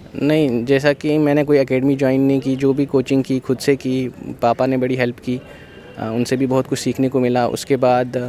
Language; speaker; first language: Hindi; native; Hindi